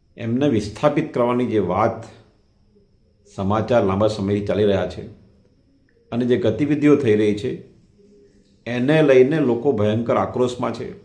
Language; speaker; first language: Gujarati; non-native, local second language; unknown